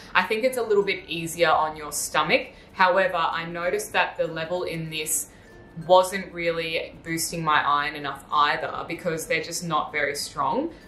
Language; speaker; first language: English; native; English